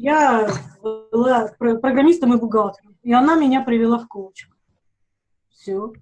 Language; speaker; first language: Russian; native; Russian